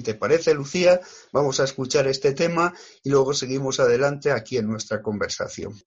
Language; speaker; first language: Spanish; native; Spanish